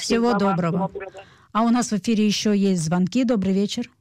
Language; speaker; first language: Russian; native; Russian